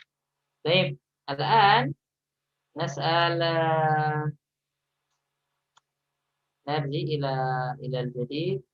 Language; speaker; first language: Arabic; non-native, fluent; Indonesian